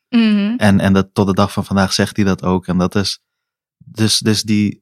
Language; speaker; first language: Dutch; early bilingual, other home language; Persian